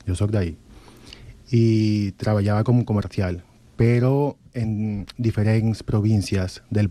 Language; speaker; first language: Catalan; non-native, learner; Spanish